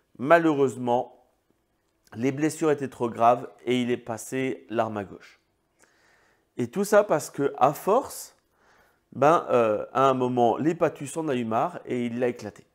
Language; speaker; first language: French; native; French